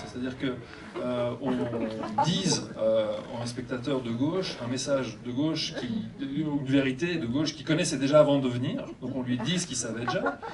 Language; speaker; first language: French; native; French